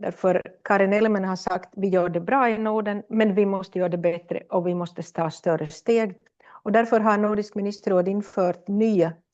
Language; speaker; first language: Swedish; non-native, fluent; Latvian